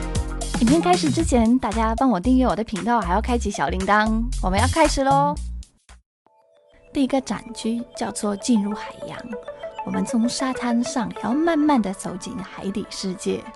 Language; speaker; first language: Chinese; non-native, fluent; Polish